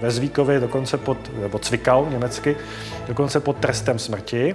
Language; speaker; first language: Czech; native; Czech